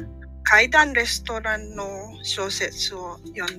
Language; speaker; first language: Japanese; non-native, learner; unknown